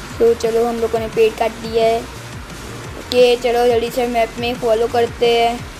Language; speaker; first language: Hindi; non-native, local second language; Gujarati